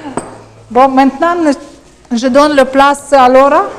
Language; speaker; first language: French; non-native, learner; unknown